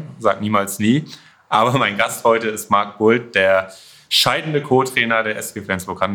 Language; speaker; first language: German; native; German